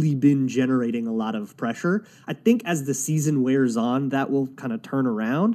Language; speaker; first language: English; native; English